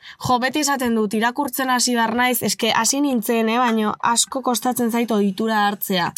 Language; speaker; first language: Basque; native; Basque